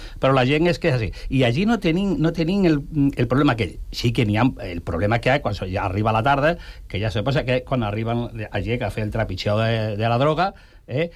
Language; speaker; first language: Catalan; non-native, local second language; Spanish